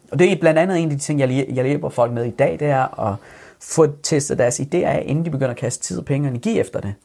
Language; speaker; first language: Danish; early bilingual, other home language; Persian